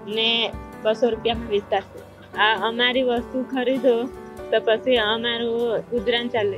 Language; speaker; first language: Gujarati; non-native, local second language; Kukna